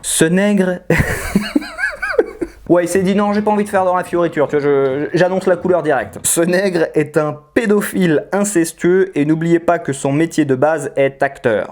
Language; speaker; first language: French; native; French